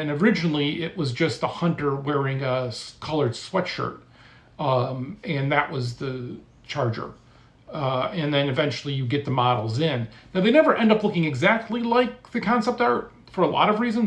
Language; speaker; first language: English; native; English